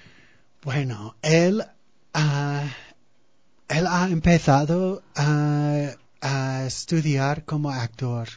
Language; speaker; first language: Spanish; non-native, fluent; English